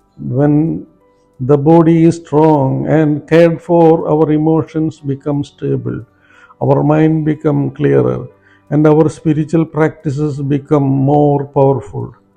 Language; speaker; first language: English; non-native, local second language; Malayalam